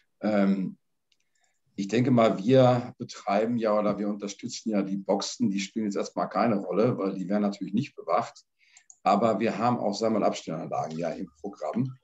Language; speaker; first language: German; native; German